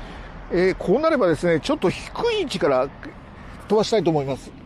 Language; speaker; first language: Japanese; native; Japanese